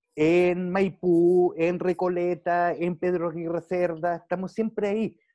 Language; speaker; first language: Spanish; early bilingual, heritage; Spanish